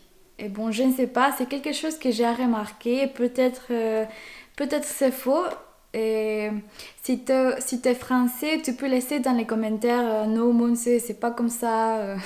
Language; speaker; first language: French; non-native, fluent; Spanish